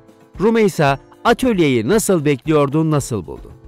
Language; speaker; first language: Turkish; native; Turkish